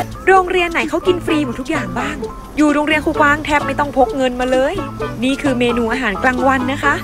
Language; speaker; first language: Thai; native; Thai